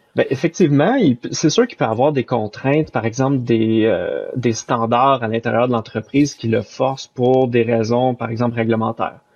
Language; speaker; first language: French; native; French